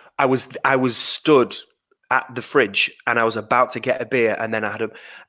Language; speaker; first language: English; native; English